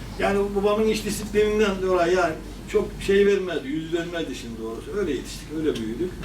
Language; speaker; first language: Turkish; native; Turkish